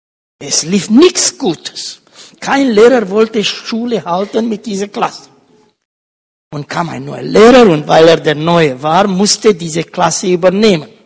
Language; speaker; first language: German; non-native, fluent; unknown